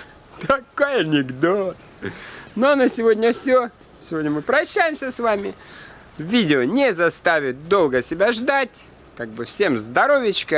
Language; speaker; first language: Russian; native; Russian